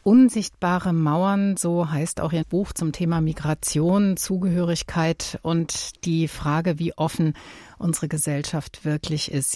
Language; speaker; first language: German; native; German